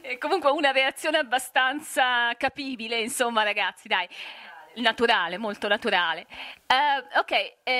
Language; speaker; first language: Italian; native; Italian